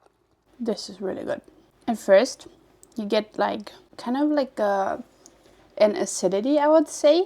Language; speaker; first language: English; non-native, fluent; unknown